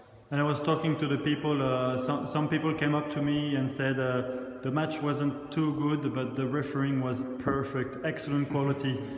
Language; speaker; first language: English; non-native, fluent; French